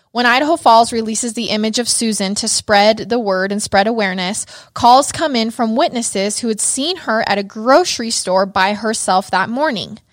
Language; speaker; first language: English; native; English